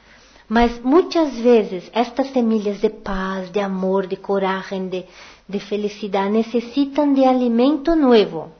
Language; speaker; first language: Portuguese; non-native, learner; Spanish